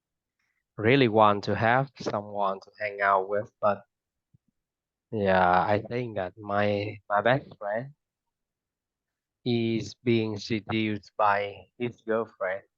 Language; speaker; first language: English; non-native, fluent; Vietnamese